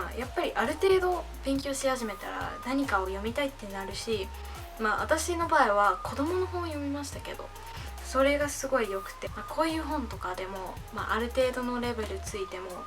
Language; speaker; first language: Japanese; non-native, fluent; English